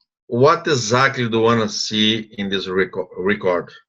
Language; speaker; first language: English; non-native, fluent; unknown